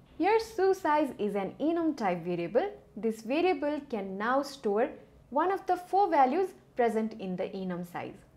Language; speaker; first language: English; non-native, local second language; Nepali